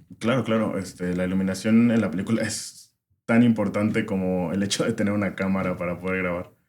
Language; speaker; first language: Spanish; native; Spanish